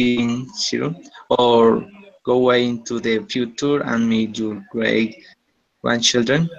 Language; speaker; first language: English; non-native, learner; Spanish